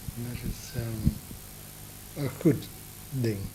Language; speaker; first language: Dutch; non-native, learner; English